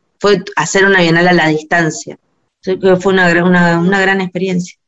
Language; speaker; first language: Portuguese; non-native, learner; Spanish